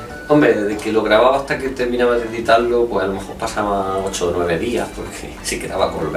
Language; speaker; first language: Spanish; native; Spanish